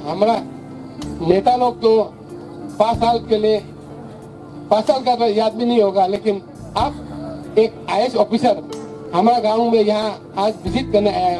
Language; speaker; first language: Hindi; non-native, local second language; Nyishi